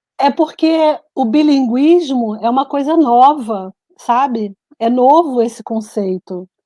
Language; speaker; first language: Portuguese; native; Portuguese